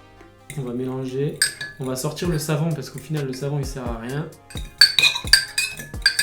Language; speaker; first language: French; native; French